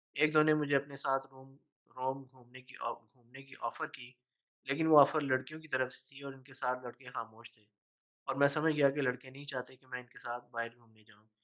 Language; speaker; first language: Urdu; native; Urdu